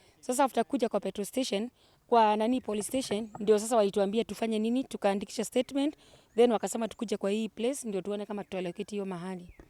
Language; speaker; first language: Swahili; native; Swahili